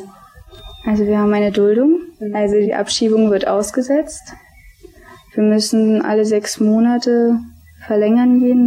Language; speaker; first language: German; early bilingual, other home language; Albanian